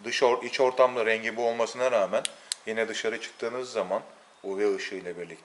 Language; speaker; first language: Turkish; native; Turkish